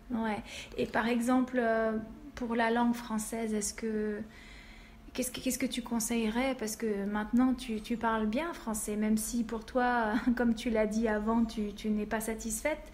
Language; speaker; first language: French; native; French